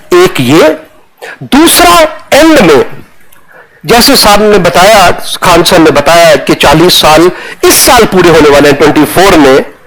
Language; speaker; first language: Hindi; non-native, local second language; Punjabi